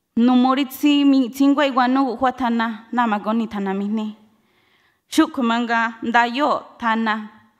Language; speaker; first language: Spanish; non-native, local second language; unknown